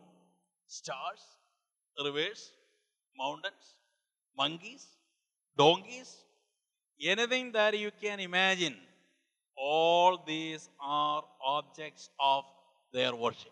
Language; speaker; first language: English; non-native, local second language; Malayalam